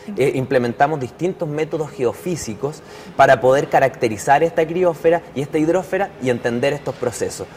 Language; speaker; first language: Spanish; native; Spanish